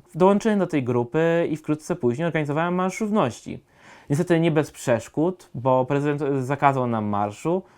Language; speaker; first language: Polish; native; Polish